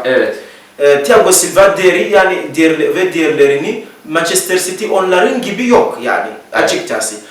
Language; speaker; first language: Turkish; non-native, learner; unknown